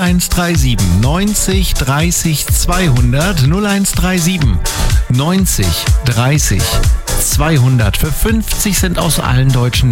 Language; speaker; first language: German; native; German